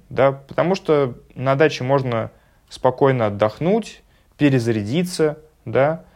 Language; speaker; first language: Russian; native; Russian